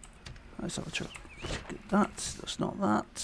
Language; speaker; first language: English; native; English